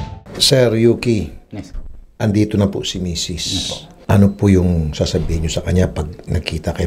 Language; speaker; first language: Filipino; native; Filipino